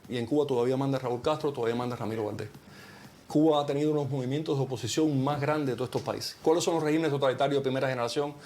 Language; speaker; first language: Spanish; early bilingual, heritage; Spanish